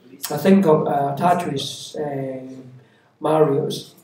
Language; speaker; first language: English; non-native, local second language; Cantonese